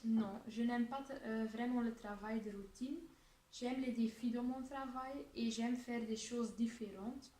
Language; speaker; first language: French; non-native, local second language; Dutch